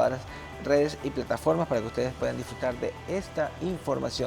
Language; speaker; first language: Spanish; native; Spanish